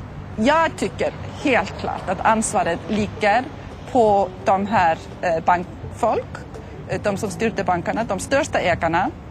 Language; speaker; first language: Swedish; non-native, fluent; Icelandic